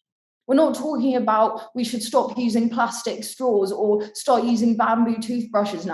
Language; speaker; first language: English; native; English